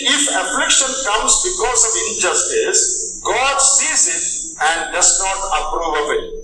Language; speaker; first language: English; non-native, local second language; Malayalam